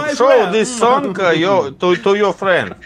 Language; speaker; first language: English; non-native, learner; Russian